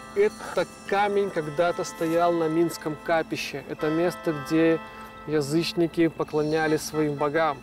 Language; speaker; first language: Russian; native; Russian